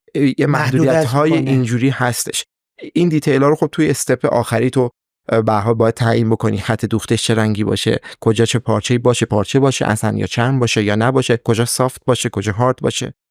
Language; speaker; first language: Persian; native; Persian